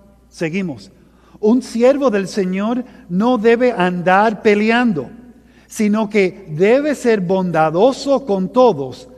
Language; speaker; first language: Spanish; early bilingual, heritage; Spanish